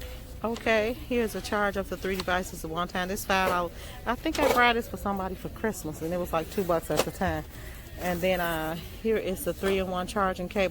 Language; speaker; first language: English; native; English